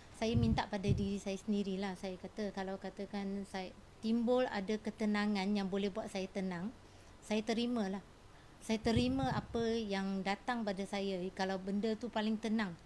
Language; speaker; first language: Malay; non-native, local second language; Cantonese